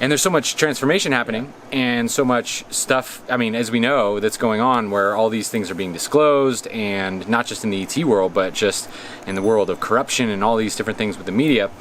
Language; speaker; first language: English; native; English